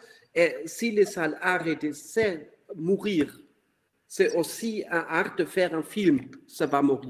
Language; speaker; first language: French; non-native, fluent; German